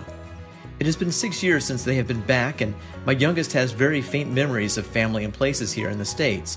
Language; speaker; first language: English; native; English